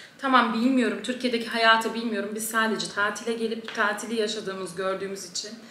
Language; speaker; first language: Turkish; early bilingual, heritage; Turkish